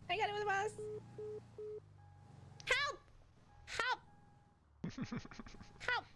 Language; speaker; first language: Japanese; non-native, learner; English